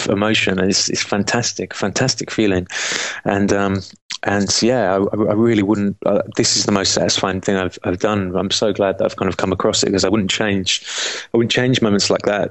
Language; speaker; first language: English; native; English